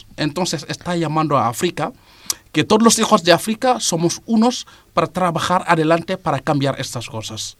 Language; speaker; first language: Spanish; non-native, fluent; Serer